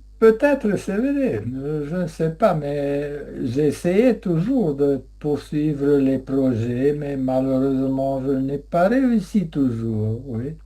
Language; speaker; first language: French; non-native, fluent; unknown